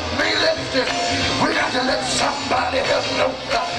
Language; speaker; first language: English; native; English